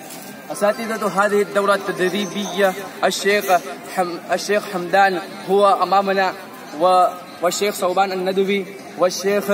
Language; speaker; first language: Arabic; non-native, learner; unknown